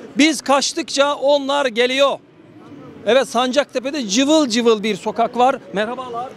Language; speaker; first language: Turkish; native; Turkish